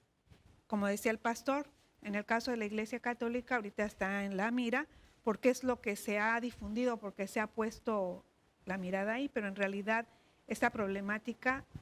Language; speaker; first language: Spanish; native; Spanish